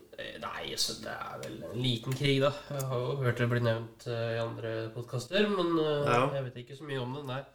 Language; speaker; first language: Norwegian; native; Norwegian